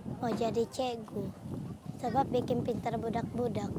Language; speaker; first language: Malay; early bilingual, other home language; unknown